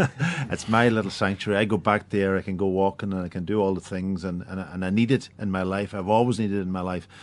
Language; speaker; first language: English; native; English